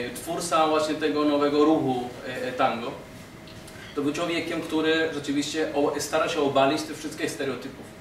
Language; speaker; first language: Polish; non-native, fluent; Spanish